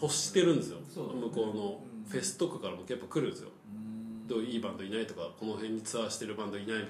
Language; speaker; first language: Japanese; native; Japanese